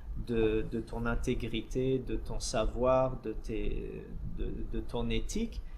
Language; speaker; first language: French; native; French